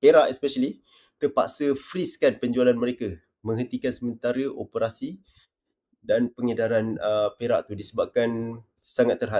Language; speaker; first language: Malay; native; Malay